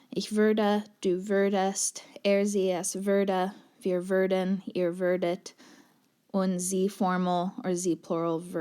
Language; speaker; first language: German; non-native, fluent; English